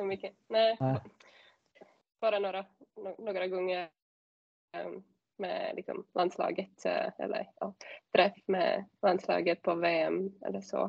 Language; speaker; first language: Swedish; non-native, fluent; Czech